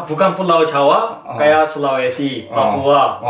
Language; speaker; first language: Indonesian; non-native, fluent; Korean